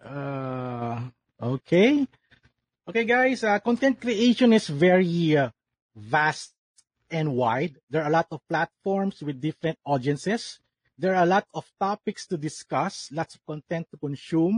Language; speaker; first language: English; non-native, local second language; Filipino